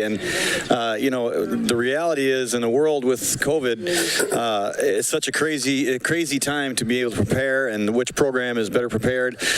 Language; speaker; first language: English; native; English